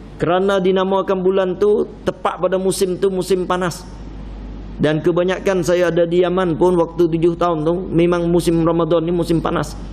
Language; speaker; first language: Malay; non-native, fluent; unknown